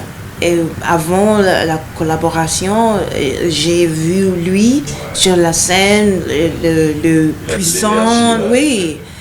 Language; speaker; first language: French; non-native, learner; Yoruba